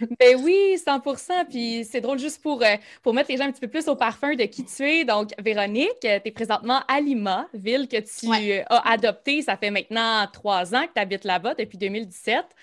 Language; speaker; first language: French; native; French